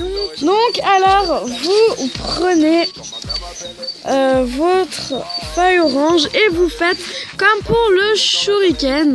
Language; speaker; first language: French; native; French